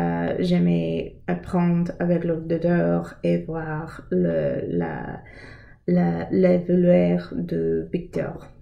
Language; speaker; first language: French; non-native, learner; English